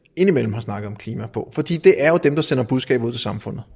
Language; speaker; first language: Danish; native; Danish